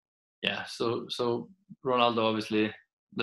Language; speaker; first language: English; non-native, fluent; Icelandic